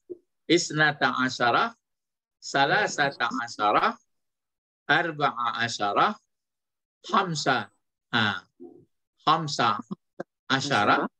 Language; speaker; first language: Arabic; non-native, fluent; Indonesian